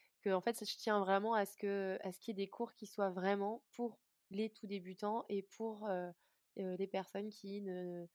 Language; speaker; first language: French; native; French